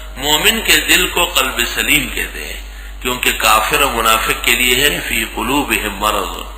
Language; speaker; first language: Urdu; non-native, local second language; Pashto